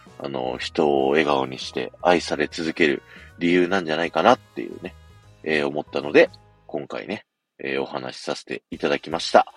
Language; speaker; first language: Japanese; native; Japanese